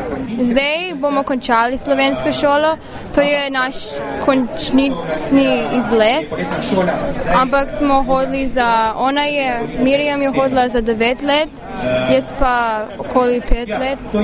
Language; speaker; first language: Slovenian; early bilingual, heritage; Slovenian